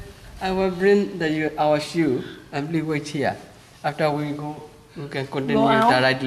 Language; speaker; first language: English; non-native, learner; Burmese